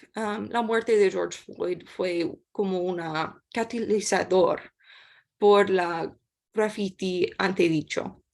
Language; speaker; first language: Spanish; non-native, learner; English